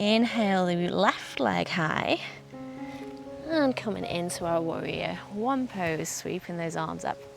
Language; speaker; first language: English; native; English